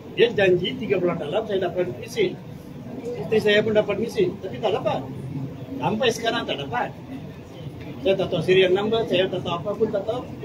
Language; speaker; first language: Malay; non-native, local second language; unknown